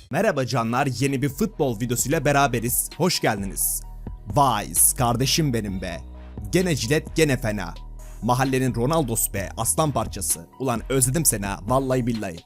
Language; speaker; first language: Turkish; native; Turkish